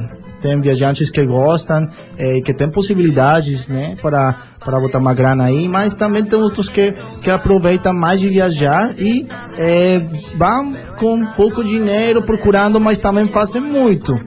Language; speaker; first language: Portuguese; non-native, fluent; Spanish